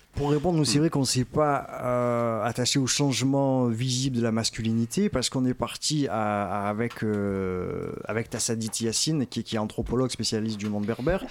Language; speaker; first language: French; native; French